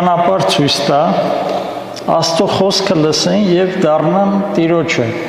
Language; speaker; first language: Armenian; native; Armenian